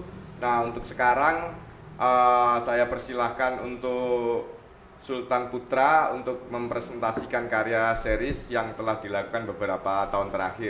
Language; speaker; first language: Indonesian; non-native, local second language; Javanese